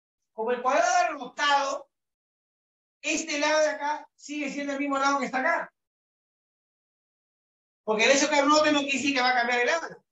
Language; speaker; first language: Spanish; native; Spanish